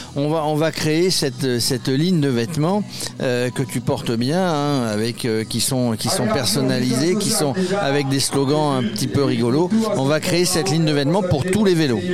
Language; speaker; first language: French; native; French